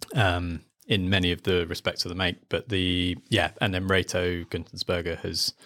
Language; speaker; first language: English; native; English